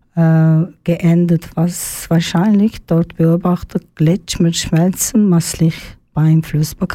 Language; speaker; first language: German; non-native, learner; Turkish